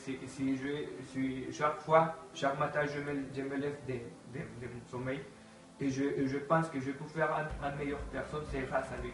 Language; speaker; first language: French; non-native, learner; Spanish